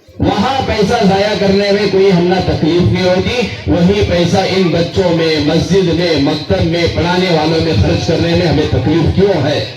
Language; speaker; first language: Urdu; native; Urdu